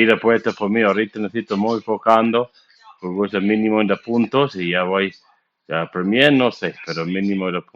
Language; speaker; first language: Spanish; non-native, learner; English